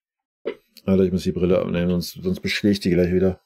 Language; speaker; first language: German; native; German